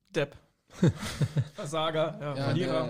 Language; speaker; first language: German; native; German